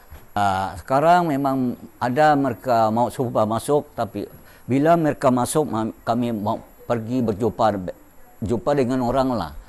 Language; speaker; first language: Indonesian; non-native, local second language; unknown